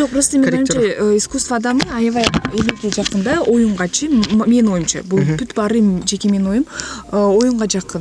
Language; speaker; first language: Kyrgyz; non-native, local second language; Russian